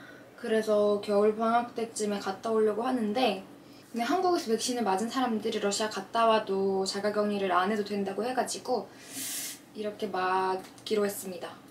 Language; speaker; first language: Korean; non-native, fluent; Russian